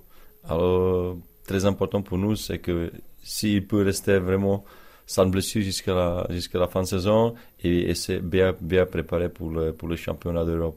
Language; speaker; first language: French; non-native, learner; Czech